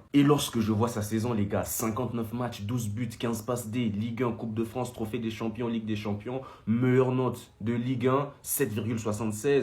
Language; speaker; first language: French; native; French